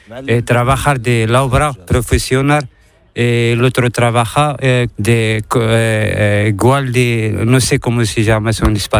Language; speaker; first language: Spanish; non-native, learner; Arabic